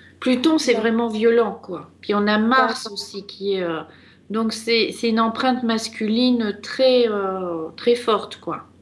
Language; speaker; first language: French; native; French